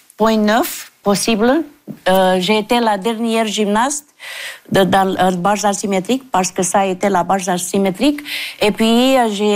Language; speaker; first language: French; non-native, fluent; Romanian